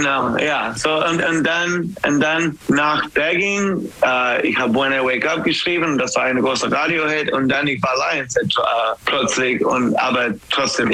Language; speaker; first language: German; non-native, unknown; English